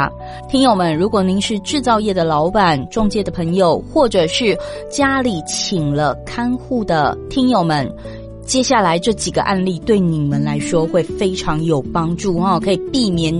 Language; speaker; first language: Chinese; native; Chinese